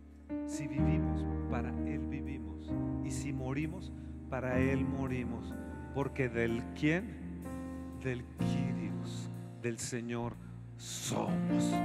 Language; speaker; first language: Spanish; native; Spanish